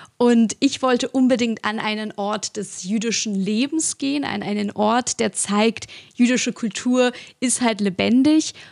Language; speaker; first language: German; early bilingual, other home language; Russian